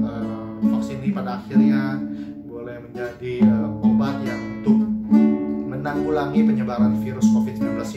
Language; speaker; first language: Indonesian; native; Indonesian